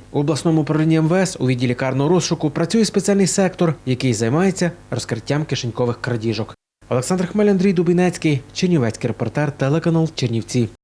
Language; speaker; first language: Ukrainian; native; Ukrainian